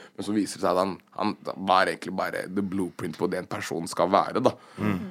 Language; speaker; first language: Norwegian; early bilingual, other home language; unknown